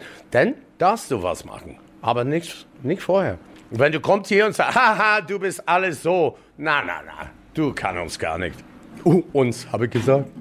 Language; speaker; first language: German; non-native, learner; English